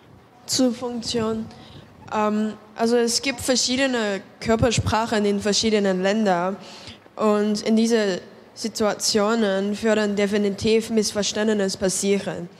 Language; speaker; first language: German; non-native, learner; Cantonese